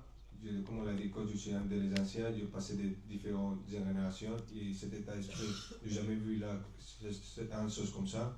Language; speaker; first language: French; non-native, fluent; Spanish